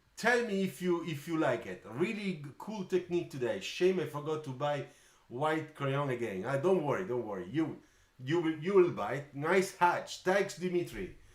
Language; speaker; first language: English; non-native, fluent; Italian